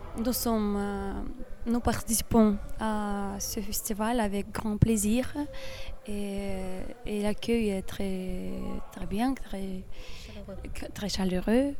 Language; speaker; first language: French; non-native, learner; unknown